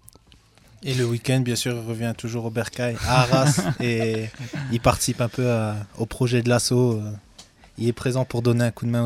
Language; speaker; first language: French; native; French